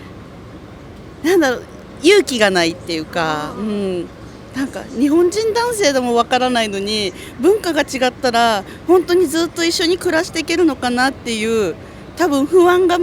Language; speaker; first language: Japanese; native; Japanese